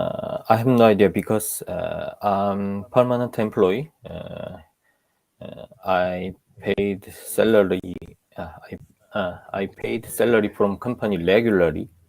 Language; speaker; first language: English; non-native, learner; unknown